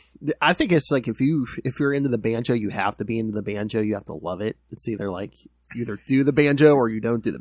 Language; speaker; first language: English; native; English